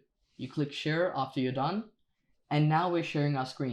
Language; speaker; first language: English; native; English